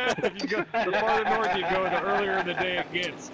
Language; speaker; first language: English; native; English